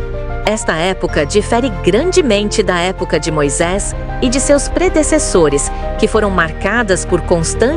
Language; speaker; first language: Portuguese; native; Portuguese